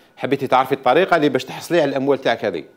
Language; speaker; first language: Arabic; native; Arabic